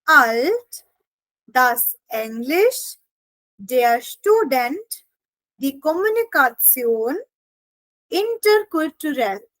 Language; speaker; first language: German; non-native, fluent; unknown